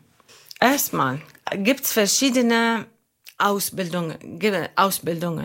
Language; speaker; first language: German; non-native, local second language; Arabic